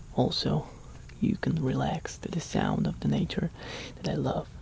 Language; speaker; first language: English; non-native, fluent; Slovak